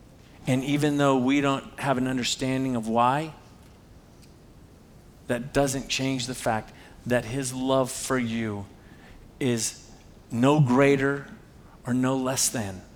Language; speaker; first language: English; native; English